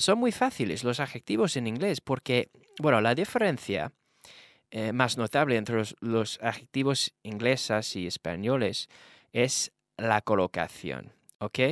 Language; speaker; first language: Spanish; non-native, fluent; English